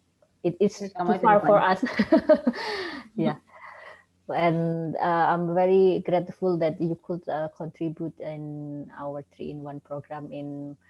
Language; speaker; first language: English; non-native, learner; Indonesian